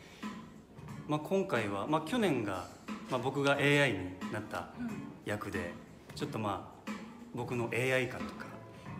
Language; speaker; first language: Japanese; native; Japanese